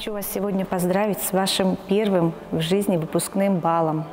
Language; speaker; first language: Russian; native; Russian